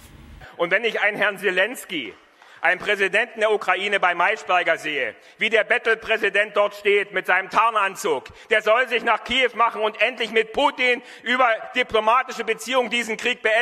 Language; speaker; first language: German; native; German